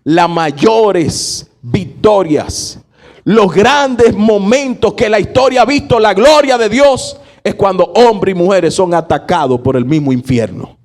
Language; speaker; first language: Spanish; native; Spanish